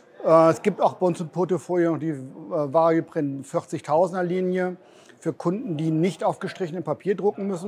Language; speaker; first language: German; native; German